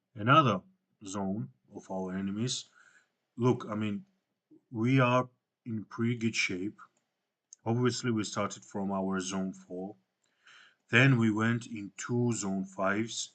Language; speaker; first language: English; non-native, fluent; Georgian